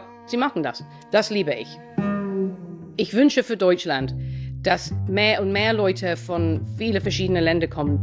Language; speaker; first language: German; non-native, fluent; English